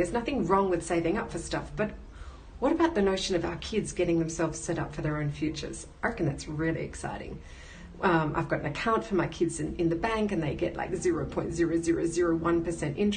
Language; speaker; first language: English; native; English